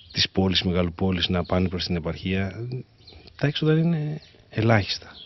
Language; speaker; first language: Greek; native; Greek